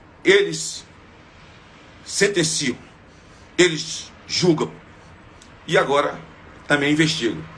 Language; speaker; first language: Portuguese; native; Portuguese